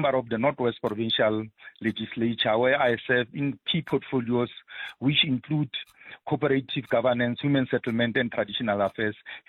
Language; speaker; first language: English; non-native, local second language; Tswana